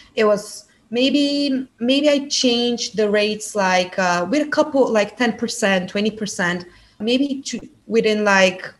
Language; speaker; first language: English; non-native, fluent; Bulgarian